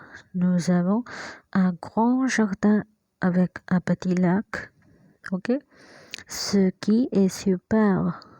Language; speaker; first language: French; non-native, fluent; Hindi